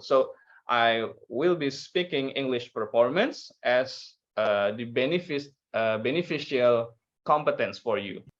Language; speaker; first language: English; non-native, learner; Indonesian